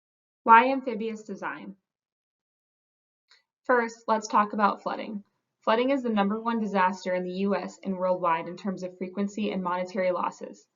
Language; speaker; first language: English; native; English